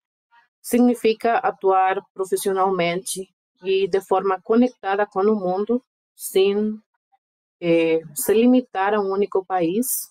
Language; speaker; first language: Portuguese; non-native, fluent; Spanish